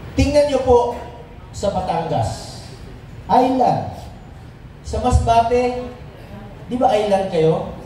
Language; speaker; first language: Filipino; non-native, local second language; Cebuano